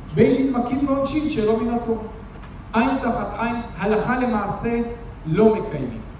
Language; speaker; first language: Hebrew; native; Hebrew